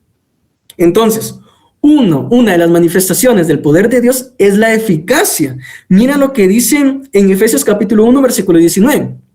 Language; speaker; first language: Spanish; native; Spanish